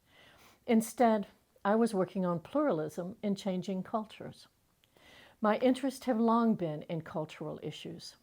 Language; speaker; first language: English; native; English